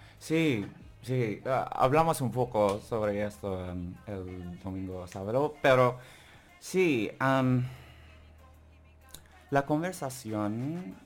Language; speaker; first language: Spanish; non-native, learner; English